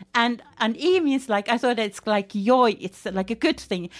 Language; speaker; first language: English; non-native, fluent; Finnish